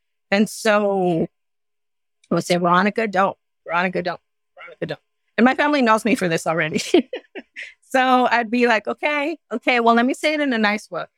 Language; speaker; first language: English; early bilingual, other home language; Spanish